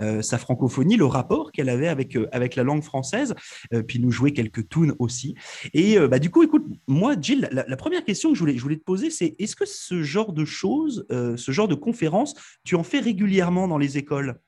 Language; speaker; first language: French; native; French